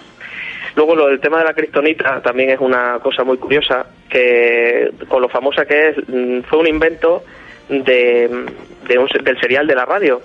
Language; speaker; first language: Spanish; native; Spanish